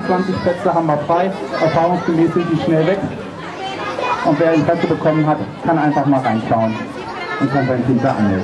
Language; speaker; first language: German; native; German